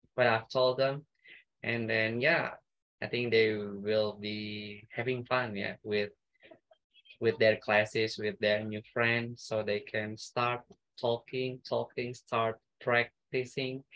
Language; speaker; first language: English; non-native, fluent; Indonesian